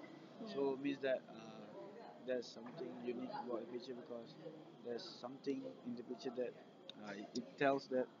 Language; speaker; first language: English; non-native, learner; Malay